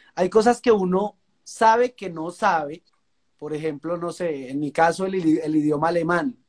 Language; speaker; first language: Spanish; native; Spanish